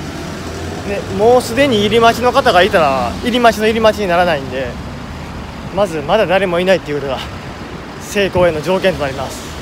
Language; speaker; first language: Japanese; native; Japanese